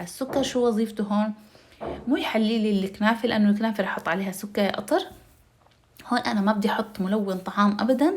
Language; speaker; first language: Arabic; native; Arabic